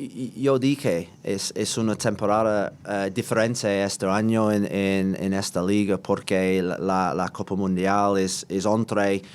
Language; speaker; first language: Spanish; non-native, learner; English